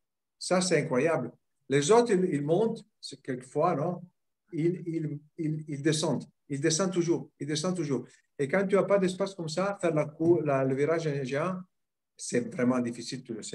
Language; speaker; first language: French; non-native, fluent; Italian